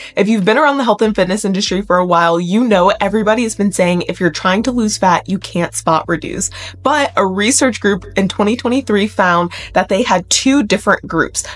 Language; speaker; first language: English; native; English